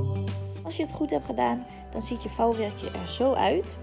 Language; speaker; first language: Dutch; native; Dutch